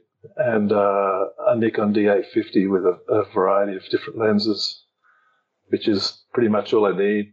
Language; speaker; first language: English; native; English